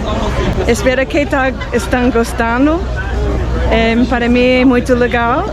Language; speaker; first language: Portuguese; non-native, fluent; English